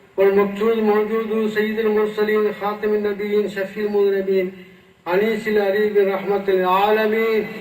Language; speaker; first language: Arabic; non-native, fluent; Tamil